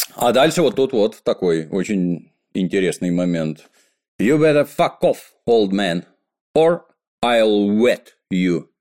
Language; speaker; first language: Russian; native; Russian